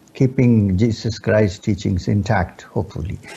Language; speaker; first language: English; non-native, local second language; Urdu